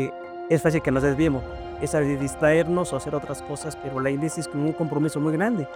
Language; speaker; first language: Spanish; native; Spanish